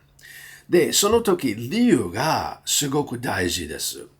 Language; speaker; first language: Japanese; non-native, learner; English